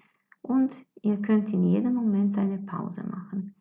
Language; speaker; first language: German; non-native, fluent; Croatian